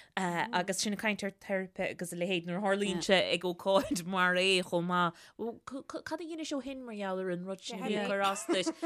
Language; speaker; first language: Irish; native; Irish